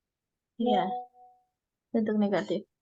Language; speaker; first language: Indonesian; non-native, learner; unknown